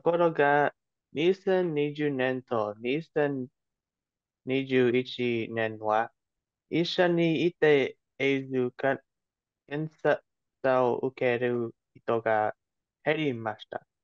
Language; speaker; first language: Japanese; non-native, learner; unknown